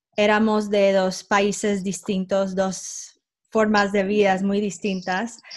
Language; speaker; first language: Spanish; early bilingual, heritage; Spanish